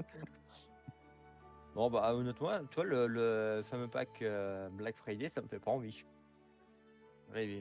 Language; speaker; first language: French; native; French